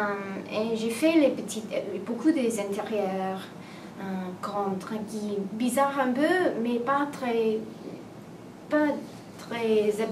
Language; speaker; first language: French; non-native, learner; English